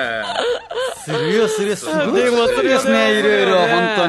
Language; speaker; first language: Japanese; non-native, fluent; Nepali